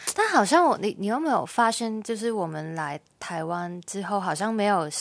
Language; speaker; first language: Chinese; non-native, local second language; Cantonese